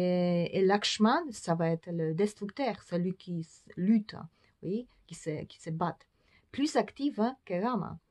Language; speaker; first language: French; non-native, fluent; Polish